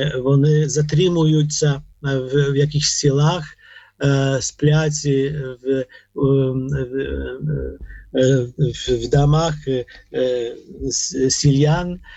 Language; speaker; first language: Polish; non-native, learner; Ukrainian